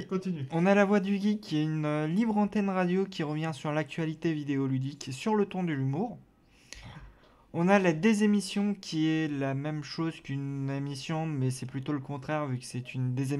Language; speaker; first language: French; native; French